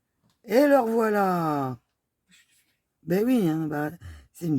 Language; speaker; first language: French; native; French